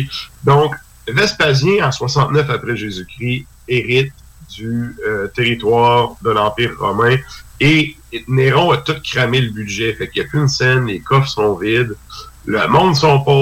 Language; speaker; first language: French; native; French